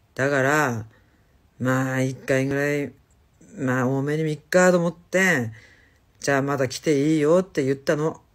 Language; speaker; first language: Japanese; native; Japanese